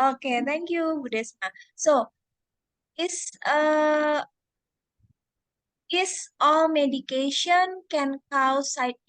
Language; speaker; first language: English; non-native, fluent; Indonesian